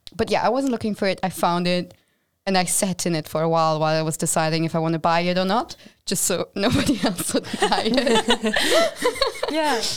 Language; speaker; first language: English; non-native, fluent; German